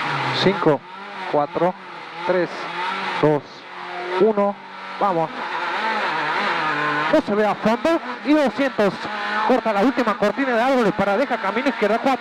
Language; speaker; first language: Spanish; native; Spanish